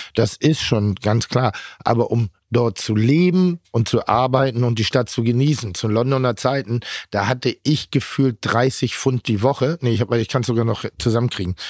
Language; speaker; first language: German; native; German